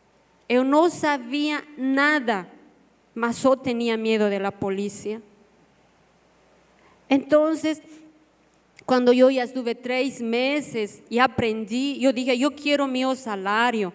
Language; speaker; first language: Portuguese; non-native, learner; Spanish